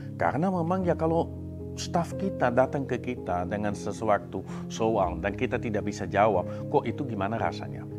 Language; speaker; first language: Indonesian; non-native, fluent; Dutch